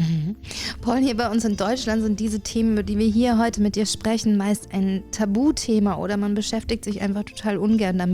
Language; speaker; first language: German; native; German